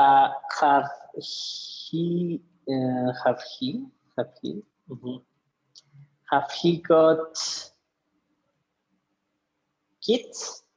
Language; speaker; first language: English; non-native, learner; Spanish